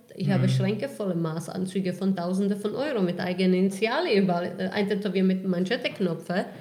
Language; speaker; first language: German; non-native, fluent; Czech